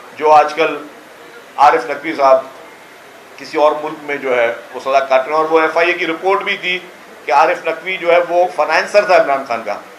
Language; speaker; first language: Urdu; non-native, local second language; Sindhi